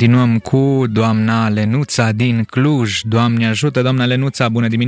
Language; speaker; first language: Romanian; native; Romanian